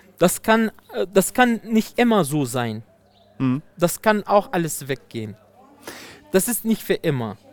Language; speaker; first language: German; non-native, fluent; Persian